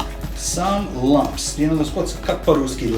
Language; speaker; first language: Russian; non-native, learner; English